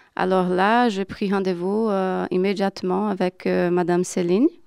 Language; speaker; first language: French; non-native, fluent; Portuguese